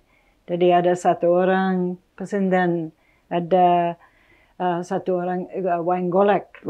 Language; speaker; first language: Indonesian; non-native, fluent; English